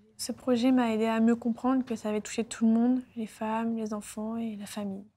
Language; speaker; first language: French; native; French